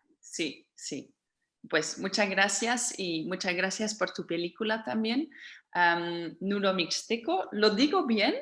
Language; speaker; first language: Spanish; non-native, fluent; Dutch